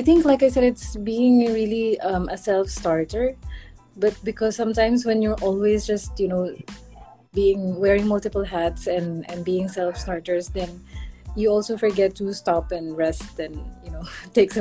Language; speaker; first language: English; non-native, local second language; Filipino